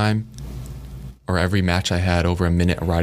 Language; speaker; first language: English; native; English